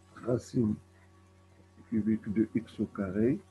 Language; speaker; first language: French; non-native, local second language; Arabic